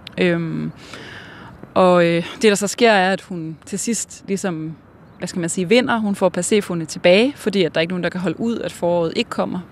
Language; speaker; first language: Danish; native; Danish